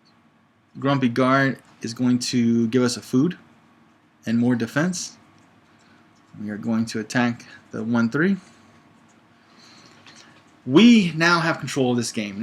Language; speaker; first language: English; native; English